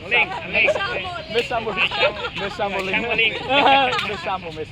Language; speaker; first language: Spanish; non-native, learner; Vietnamese